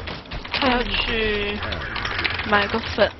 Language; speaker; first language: Chinese; native; Chinese